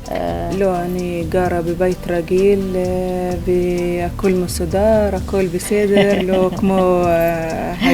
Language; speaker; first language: Hebrew; non-native, local second language; Arabic